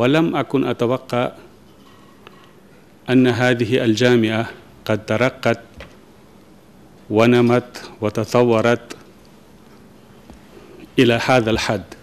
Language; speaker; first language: Arabic; non-native, fluent; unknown